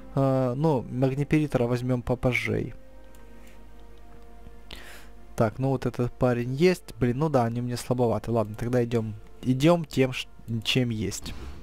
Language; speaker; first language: Russian; native; Russian